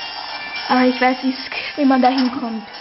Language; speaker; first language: German; native; German